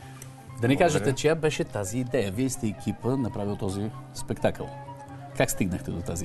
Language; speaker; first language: Bulgarian; native; Bulgarian